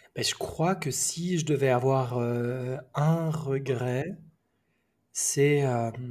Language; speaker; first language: French; native; French